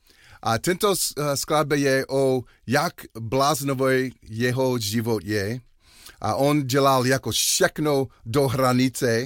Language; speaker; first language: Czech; non-native, learner; English